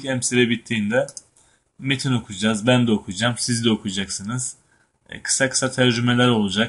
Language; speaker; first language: Turkish; native; Turkish